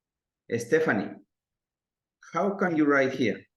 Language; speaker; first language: English; non-native, learner; Spanish